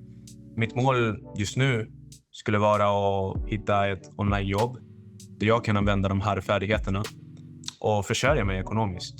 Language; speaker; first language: Swedish; non-native, fluent; Spanish